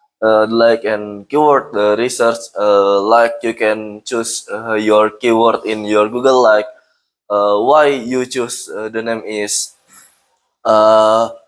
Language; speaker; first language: English; non-native, learner; Indonesian